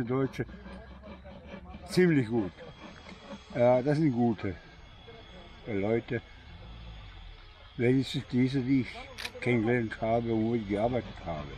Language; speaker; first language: German; non-native, fluent; Bosnian